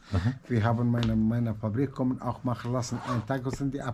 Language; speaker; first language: German; non-native, learner; Arabic